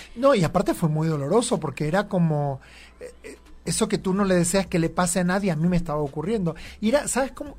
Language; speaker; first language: Spanish; native; Spanish